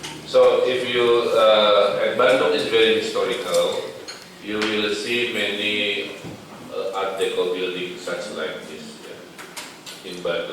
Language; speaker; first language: English; non-native, fluent; Indonesian